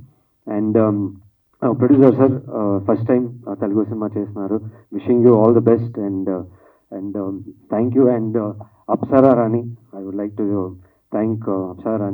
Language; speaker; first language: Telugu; non-native, learner; Kannada